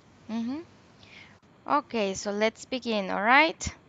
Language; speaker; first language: English; non-native, local second language; Spanish